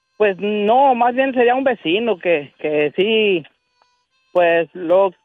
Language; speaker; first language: Spanish; native; Spanish